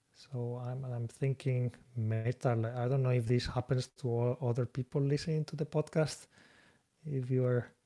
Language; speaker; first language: English; non-native, fluent; Spanish